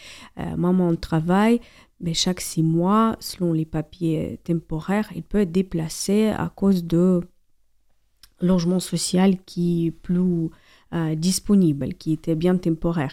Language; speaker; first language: French; non-native, fluent; Ukrainian